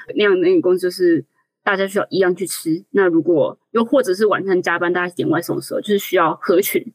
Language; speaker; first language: Chinese; native; Chinese